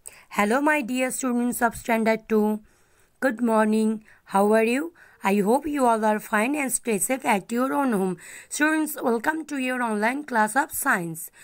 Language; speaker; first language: English; non-native, local second language; Bangla